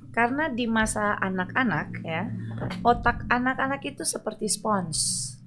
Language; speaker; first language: Indonesian; native; Indonesian